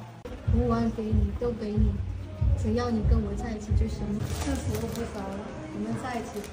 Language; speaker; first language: Chinese; non-native, learner; Vietnamese